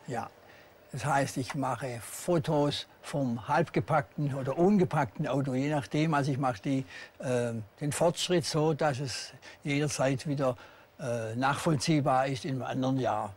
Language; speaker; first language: German; native; German